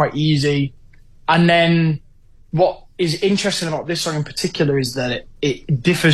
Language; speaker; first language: English; native; English